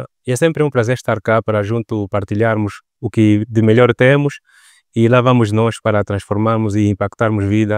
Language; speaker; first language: Portuguese; native; Portuguese